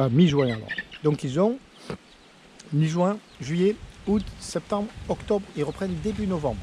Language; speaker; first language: French; native; French